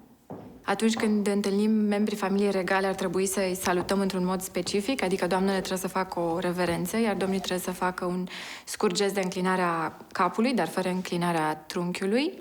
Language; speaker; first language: Romanian; native; Romanian